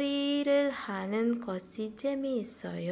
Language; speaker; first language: Korean; non-native, fluent; Indonesian